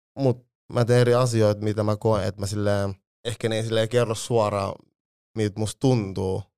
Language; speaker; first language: Finnish; early bilingual, other home language; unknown